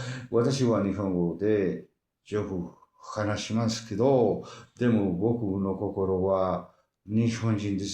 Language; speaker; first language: Japanese; non-native, learner; Spanish